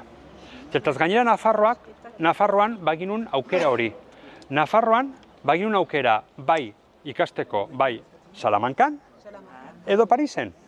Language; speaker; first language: Basque; native; Basque